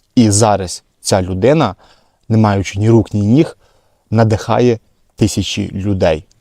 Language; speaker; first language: Ukrainian; non-native, local second language; Russian